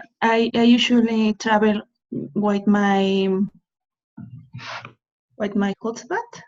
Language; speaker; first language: English; non-native, learner; Spanish